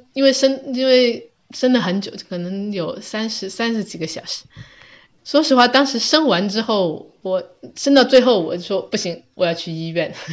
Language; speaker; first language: Chinese; native; Chinese